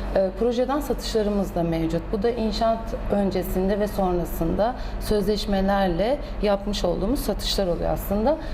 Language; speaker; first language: Turkish; native; Turkish